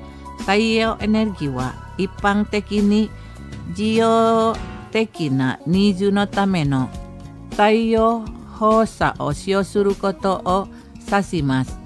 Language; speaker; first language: Japanese; non-native, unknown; Indonesian